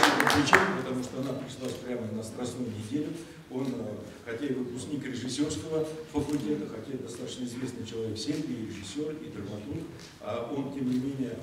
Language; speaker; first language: Russian; native; Russian